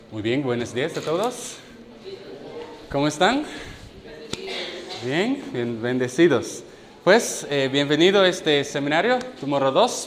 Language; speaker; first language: Spanish; non-native, learner; English